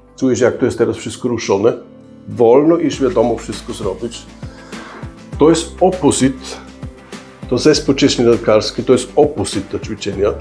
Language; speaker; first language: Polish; early bilingual, heritage; Polish